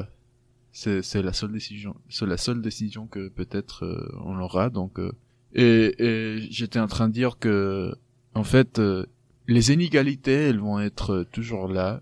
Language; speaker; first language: French; non-native, fluent; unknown